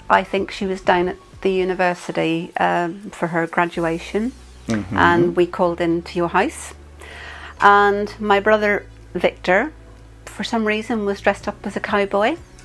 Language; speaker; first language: English; native; English